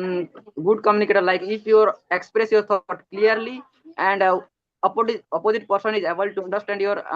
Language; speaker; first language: English; non-native, learner; Odia